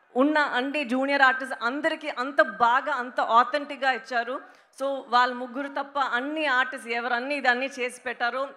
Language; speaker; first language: Telugu; non-native, local second language; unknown